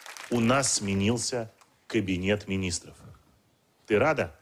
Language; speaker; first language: Russian; native; Russian